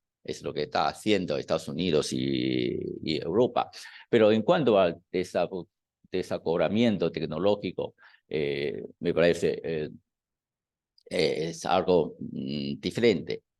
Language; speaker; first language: Spanish; non-native, fluent; Chinese